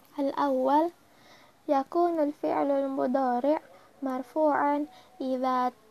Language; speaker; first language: Arabic; non-native, learner; Indonesian